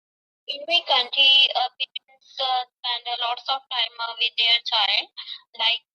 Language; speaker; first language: English; non-native, learner; Punjabi